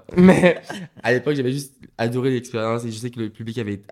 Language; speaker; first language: French; native; French